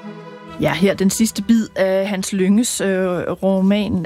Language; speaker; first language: Danish; native; Danish